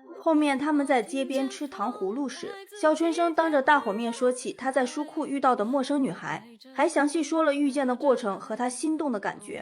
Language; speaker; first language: Chinese; native; Chinese